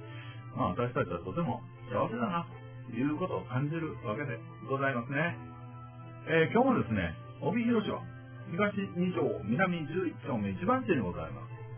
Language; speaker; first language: Japanese; native; Japanese